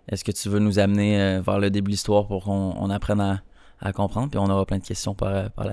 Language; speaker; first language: French; native; French